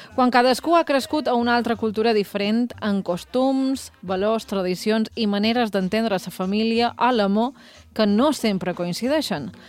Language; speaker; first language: Catalan; native; Catalan